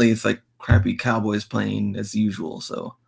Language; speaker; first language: English; native; English